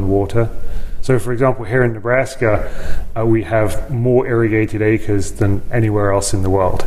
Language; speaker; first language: English; native; English